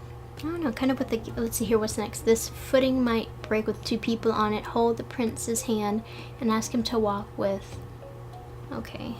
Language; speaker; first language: English; native; English